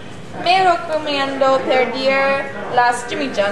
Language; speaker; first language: Spanish; non-native, learner; English